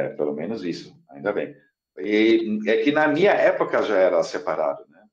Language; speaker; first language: Portuguese; non-native, fluent; German